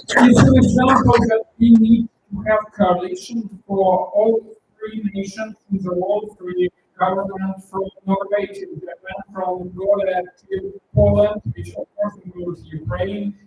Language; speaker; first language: English; non-native, learner; Russian